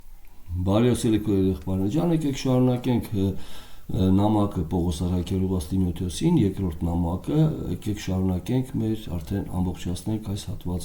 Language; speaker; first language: Armenian; native; Armenian